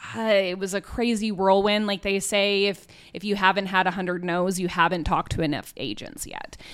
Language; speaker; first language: English; native; English